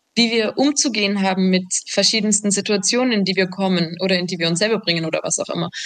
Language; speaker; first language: German; native; German